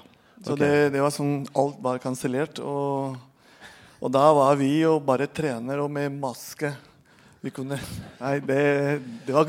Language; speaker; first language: Norwegian; non-native, fluent; Spanish